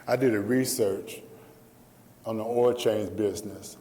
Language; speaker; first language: English; native; English